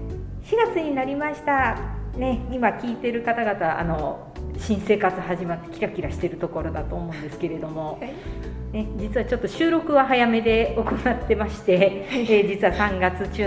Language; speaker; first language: Japanese; native; Japanese